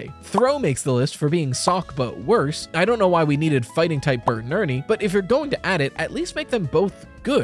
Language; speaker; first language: English; native; English